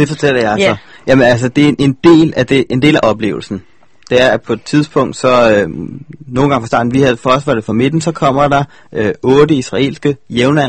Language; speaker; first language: Danish; native; Danish